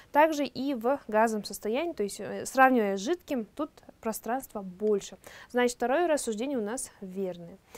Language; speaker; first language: Russian; non-native, local second language; Kazakh